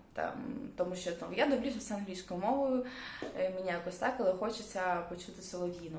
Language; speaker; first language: Ukrainian; non-native, local second language; Russian